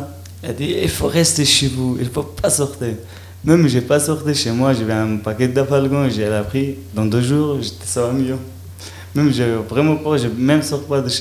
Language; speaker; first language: French; non-native, learner; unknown